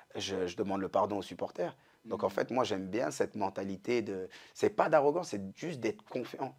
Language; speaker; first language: French; native; French